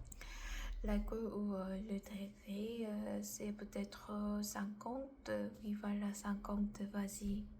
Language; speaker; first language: French; non-native, learner; Korean